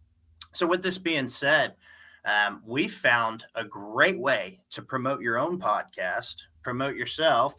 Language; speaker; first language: English; native; English